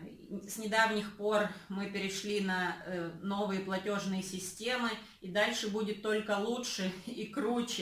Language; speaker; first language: Russian; native; Russian